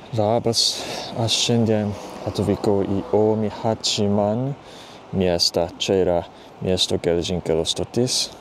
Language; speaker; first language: Lithuanian; non-native, fluent; Japanese